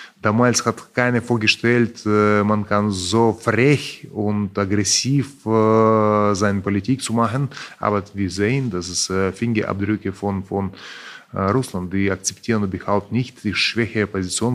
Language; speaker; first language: German; non-native, fluent; Russian